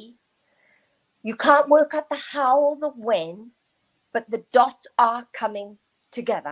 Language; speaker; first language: English; native; English